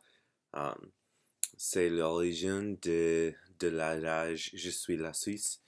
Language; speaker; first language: French; non-native, learner; English